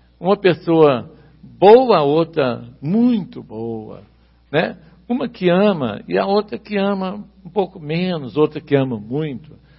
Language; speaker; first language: Portuguese; native; Portuguese